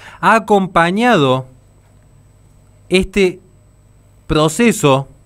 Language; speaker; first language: Spanish; native; Spanish